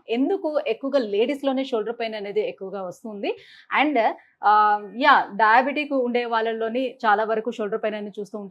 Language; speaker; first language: Telugu; native; Telugu